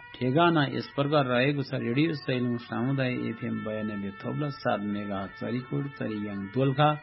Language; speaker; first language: Nepali; non-native, local second language; Eastern Tamang